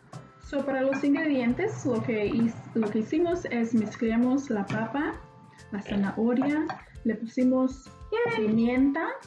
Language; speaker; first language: Spanish; early bilingual, other home language; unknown